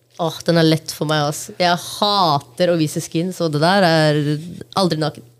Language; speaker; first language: Norwegian; early bilingual, other home language; Punjabi